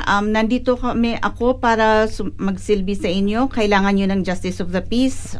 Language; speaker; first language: Filipino; native; Filipino